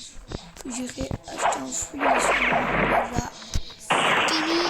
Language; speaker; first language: French; native; French